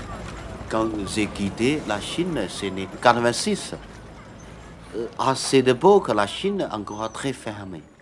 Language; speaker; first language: French; non-native, fluent; Chinese